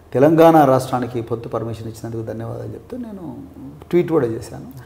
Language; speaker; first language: Telugu; native; Telugu